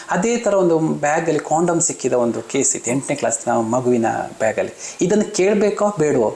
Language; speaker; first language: Kannada; non-native, local second language; Malayalam